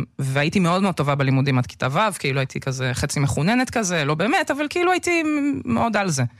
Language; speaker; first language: Hebrew; early bilingual, other home language; Russian